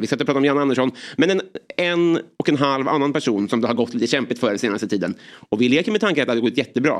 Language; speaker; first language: Swedish; native; Swedish